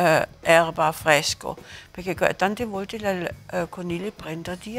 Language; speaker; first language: Italian; non-native, learner; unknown